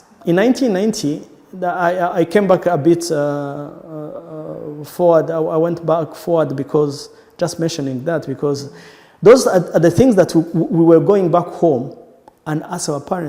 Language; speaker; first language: English; non-native, local second language; Kinyarwanda